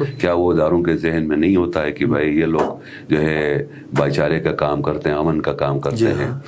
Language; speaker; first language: Urdu; non-native, local second language; Shina